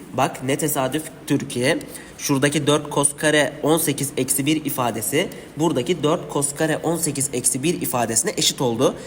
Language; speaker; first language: Turkish; native; Turkish